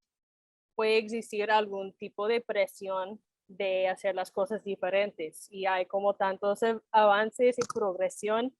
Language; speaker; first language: Spanish; non-native, fluent; English